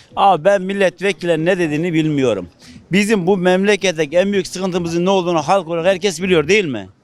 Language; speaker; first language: Turkish; native; Turkish